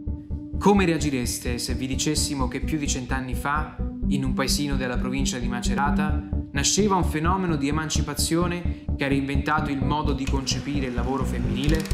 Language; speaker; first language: Italian; native; Italian